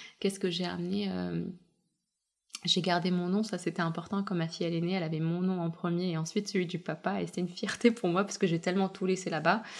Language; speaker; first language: French; early bilingual, other home language; Russian